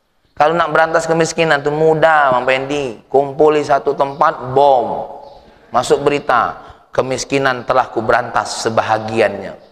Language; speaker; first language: Indonesian; native; Indonesian